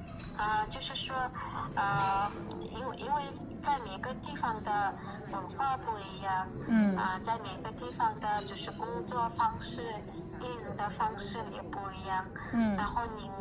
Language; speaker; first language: Chinese; non-native, fluent; Mongolian